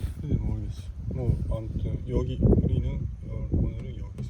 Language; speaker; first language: Korean; non-native, fluent; Japanese